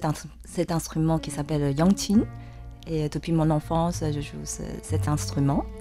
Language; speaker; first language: French; non-native, fluent; Chinese